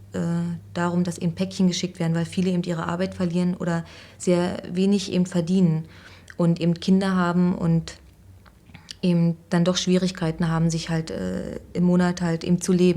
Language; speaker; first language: German; native; German